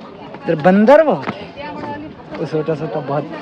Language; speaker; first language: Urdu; non-native, local second language; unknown